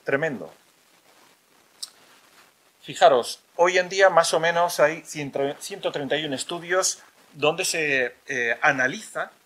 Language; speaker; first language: Spanish; native; Spanish